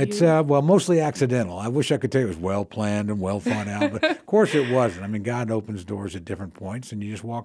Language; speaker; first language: English; native; English